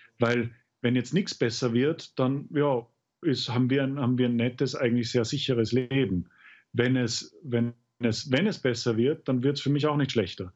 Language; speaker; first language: German; native; German